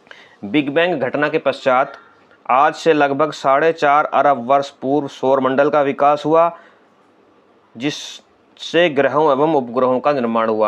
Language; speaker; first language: Hindi; native; Hindi